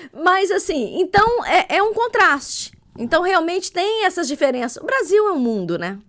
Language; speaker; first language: Portuguese; native; Portuguese